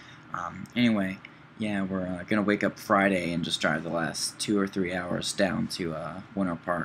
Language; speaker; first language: English; native; English